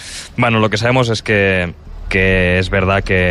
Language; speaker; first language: Spanish; native; Spanish